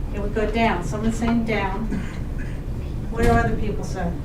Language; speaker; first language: English; native; English